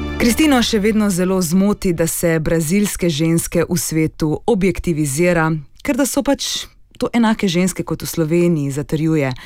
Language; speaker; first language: Slovenian; native; Slovenian